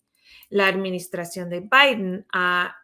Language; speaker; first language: Spanish; non-native, fluent; English